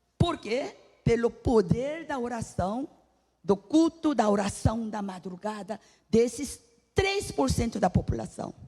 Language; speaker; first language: Portuguese; non-native, fluent; Korean